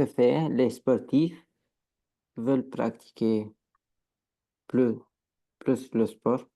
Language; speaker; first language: French; non-native, learner; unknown